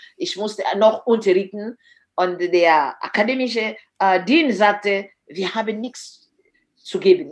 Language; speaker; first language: German; non-native, fluent; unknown